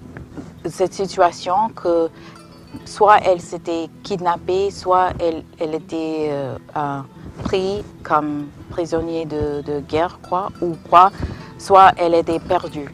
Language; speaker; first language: French; non-native, fluent; English